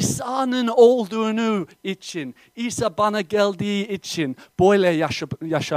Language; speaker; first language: Turkish; non-native, fluent; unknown